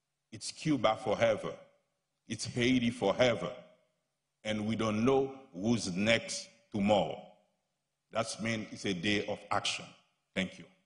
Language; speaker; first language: English; non-native, fluent; Haitian Creole